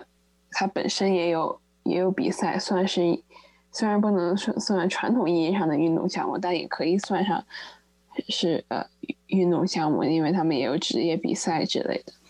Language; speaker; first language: Chinese; early bilingual, heritage; Chinese